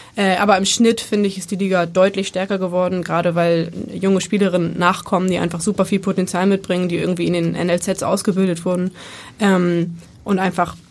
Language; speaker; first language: German; native; German